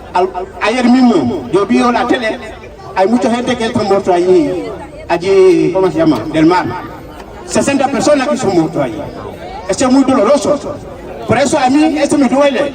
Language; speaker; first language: Spanish; non-native, learner; Wolof